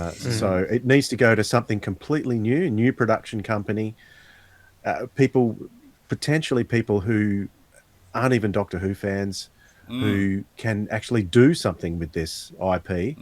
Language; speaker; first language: English; native; English